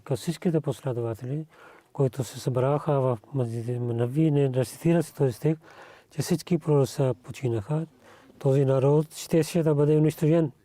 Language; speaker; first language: Bulgarian; non-native, learner; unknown